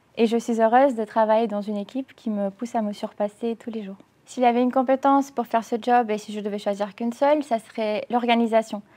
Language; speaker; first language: French; non-native, fluent; Romanian